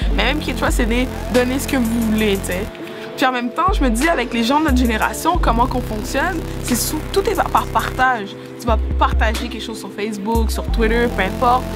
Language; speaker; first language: French; native; French